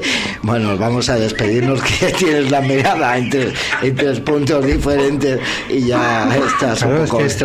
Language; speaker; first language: Spanish; native; Spanish